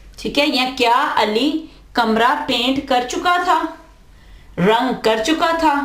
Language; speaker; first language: Urdu; native; Urdu